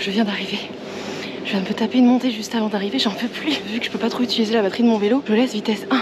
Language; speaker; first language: French; native; French